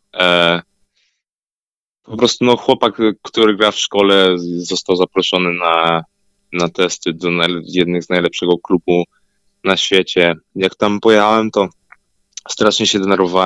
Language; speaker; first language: Polish; early bilingual, heritage; Polish